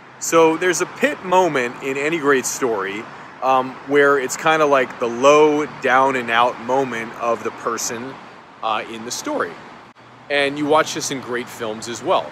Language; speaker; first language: English; native; English